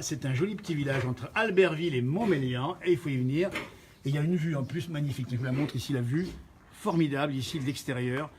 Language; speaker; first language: French; native; French